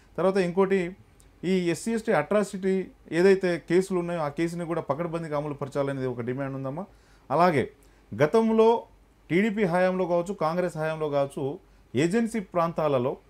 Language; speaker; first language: Telugu; non-native, local second language; Lambadi